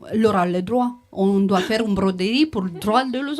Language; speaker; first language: French; non-native, learner; Romanian